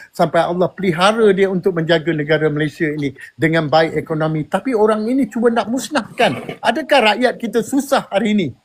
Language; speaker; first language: Malay; native; Malay